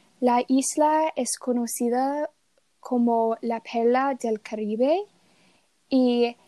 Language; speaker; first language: Spanish; non-native, learner; English